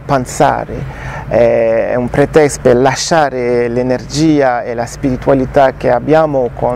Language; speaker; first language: Italian; non-native, learner; French